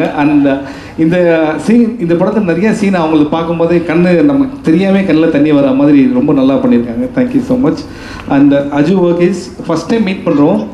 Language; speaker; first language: Tamil; native; Tamil